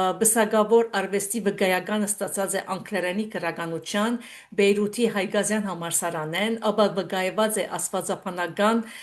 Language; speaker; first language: Armenian; early bilingual, heritage; Armenian